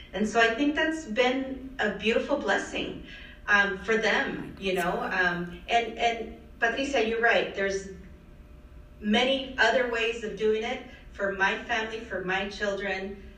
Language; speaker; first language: English; early bilingual, other home language; Spanish